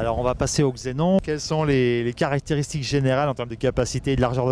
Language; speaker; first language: French; native; French